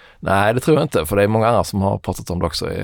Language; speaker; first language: Swedish; native; Swedish